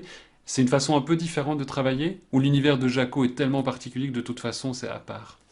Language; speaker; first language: French; native; French